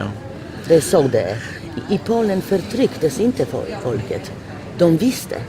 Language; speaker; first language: Swedish; non-native, fluent; Polish